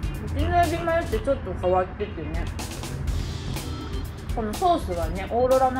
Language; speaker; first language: Japanese; native; Japanese